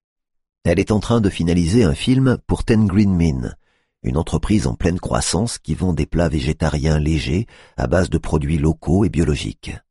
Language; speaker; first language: French; native; French